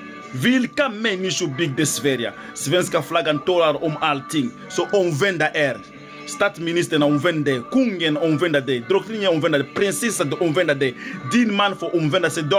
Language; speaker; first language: Swedish; non-native, fluent; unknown